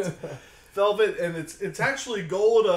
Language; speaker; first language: English; native; English